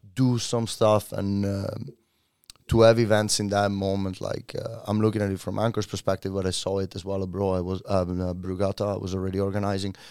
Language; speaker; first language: English; non-native, fluent; Italian